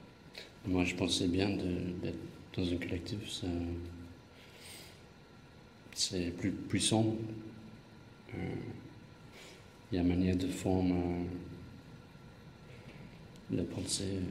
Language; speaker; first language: French; non-native, fluent; English